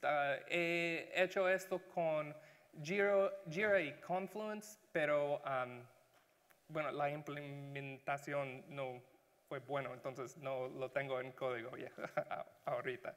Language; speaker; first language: Spanish; non-native, learner; English